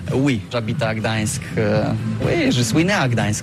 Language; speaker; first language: French; non-native, learner; Polish